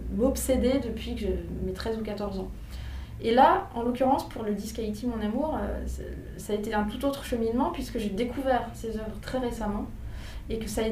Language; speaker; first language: French; native; French